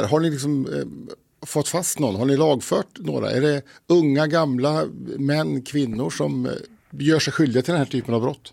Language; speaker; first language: Swedish; native; Swedish